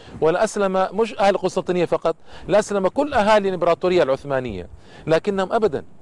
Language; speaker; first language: Arabic; native; Arabic